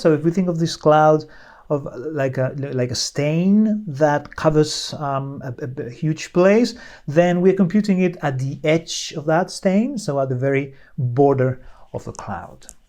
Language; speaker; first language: English; non-native, fluent; Spanish